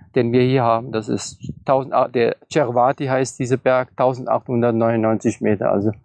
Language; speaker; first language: German; native; German